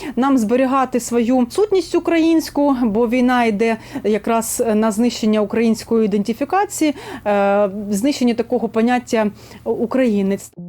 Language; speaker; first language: Ukrainian; non-native, local second language; Russian